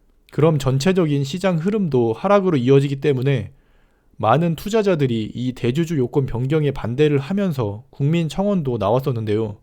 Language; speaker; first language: Korean; native; Korean